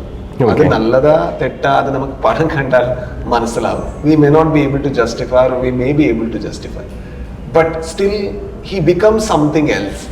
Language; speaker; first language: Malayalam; non-native, learner; Kannada